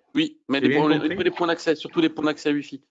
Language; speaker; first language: French; native; French